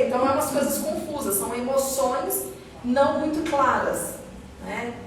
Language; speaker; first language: Portuguese; native; Portuguese